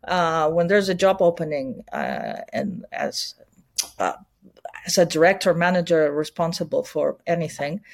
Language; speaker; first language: English; non-native, fluent; Spanish